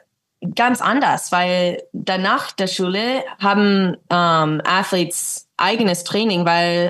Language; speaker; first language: German; early bilingual, heritage; English